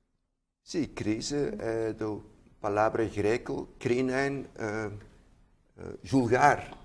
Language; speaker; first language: Portuguese; non-native, fluent; Dutch